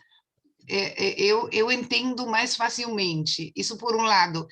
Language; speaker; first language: Portuguese; non-native, fluent; Spanish